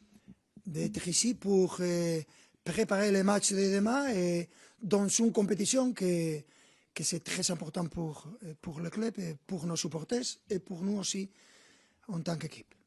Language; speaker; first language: French; non-native, fluent; Spanish